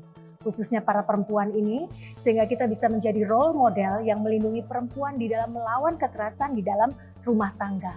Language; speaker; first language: Indonesian; native; Indonesian